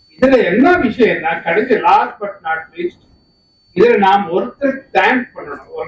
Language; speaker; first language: Tamil; non-native, local second language; Kannada